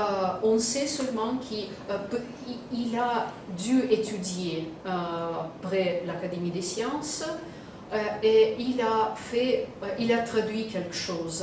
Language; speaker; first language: French; non-native, fluent; Russian